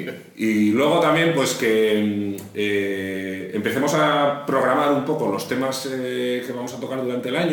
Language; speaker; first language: Spanish; native; Spanish